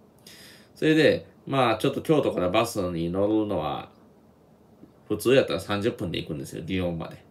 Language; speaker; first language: Japanese; native; Japanese